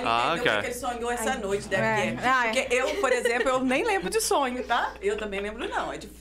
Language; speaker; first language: Portuguese; native; Portuguese